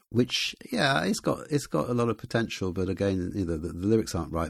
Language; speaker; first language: English; native; English